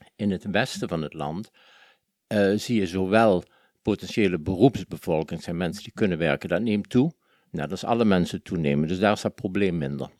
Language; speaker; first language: Dutch; native; Dutch